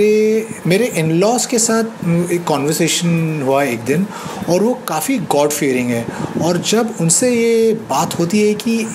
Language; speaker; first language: Hindi; native; Hindi